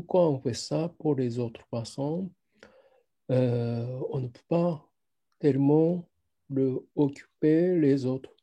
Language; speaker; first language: French; non-native, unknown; Japanese